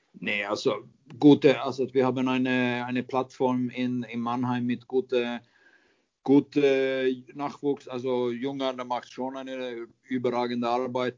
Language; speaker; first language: German; non-native, fluent; Swedish